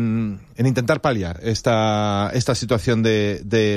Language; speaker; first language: Spanish; native; Spanish